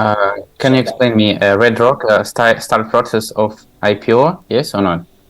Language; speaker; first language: English; non-native, learner; Tajik